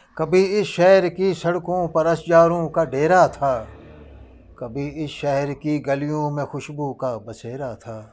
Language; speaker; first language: Urdu; non-native, local second language; Northern Hindko